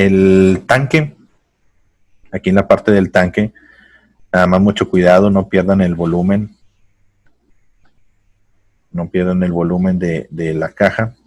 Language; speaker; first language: Spanish; native; Spanish